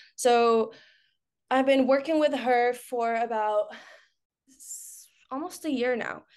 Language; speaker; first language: English; early bilingual, other home language; Spanish